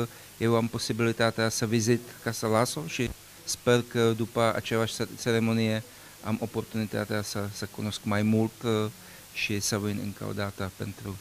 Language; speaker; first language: Romanian; non-native, learner; Czech